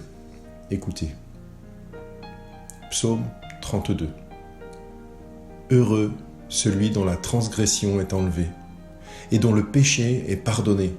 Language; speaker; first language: French; native; French